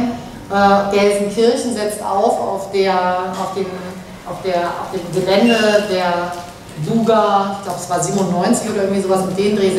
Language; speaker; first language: German; native; German